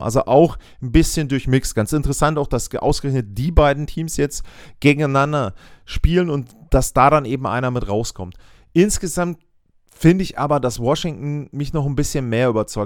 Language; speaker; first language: German; native; German